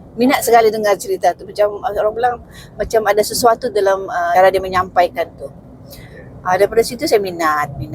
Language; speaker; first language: Malay; early bilingual, other home language; Cebuano